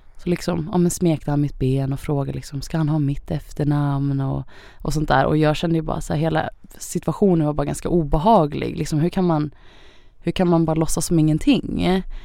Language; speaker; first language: Swedish; early bilingual, other home language; Thai